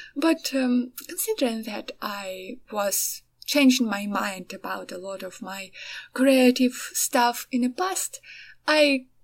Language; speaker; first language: English; non-native, fluent; Ukrainian